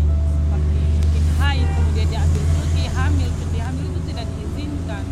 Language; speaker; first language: Indonesian; native; Indonesian